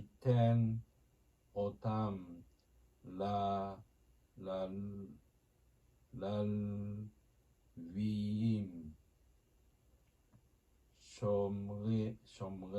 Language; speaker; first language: Hebrew; non-native, learner; Japanese